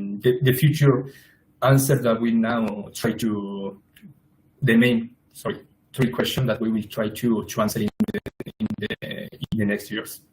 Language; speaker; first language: English; non-native, fluent; Spanish